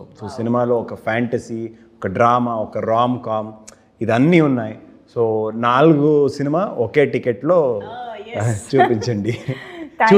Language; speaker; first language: Telugu; non-native, learner; Kannada